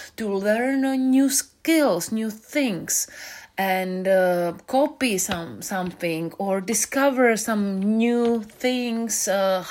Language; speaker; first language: English; non-native, fluent; Czech